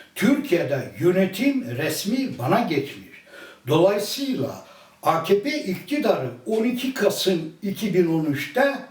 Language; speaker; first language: Turkish; early bilingual, other home language; Azerbaijani